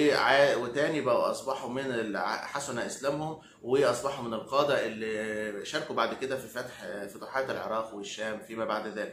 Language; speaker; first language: Arabic; native; Arabic